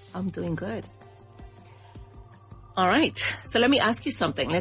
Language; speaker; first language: English; non-native, fluent; Spanish